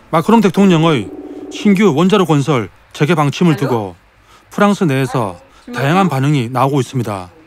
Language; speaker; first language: Korean; native; Korean